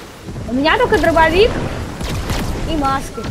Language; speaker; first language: Russian; native; Russian